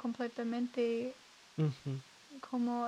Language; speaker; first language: Spanish; non-native, learner; English